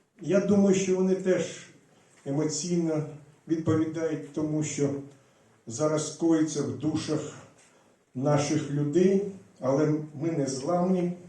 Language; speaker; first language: Ukrainian; non-native, local second language; Russian